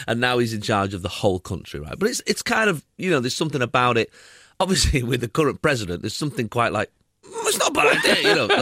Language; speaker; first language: English; native; English